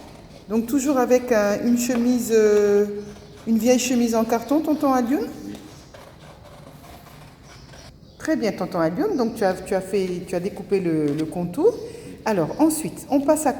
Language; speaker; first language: French; native; French